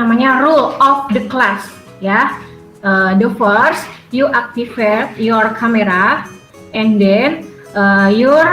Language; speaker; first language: English; non-native, learner; Indonesian